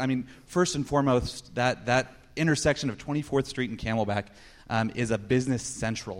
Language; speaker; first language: English; native; English